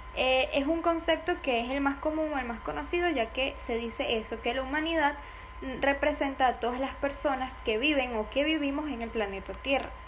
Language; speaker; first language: Spanish; native; Spanish